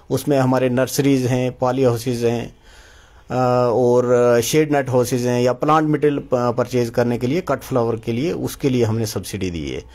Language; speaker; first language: Hindi; non-native, local second language; Kashmiri